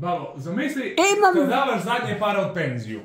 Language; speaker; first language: Serbian; native; Serbian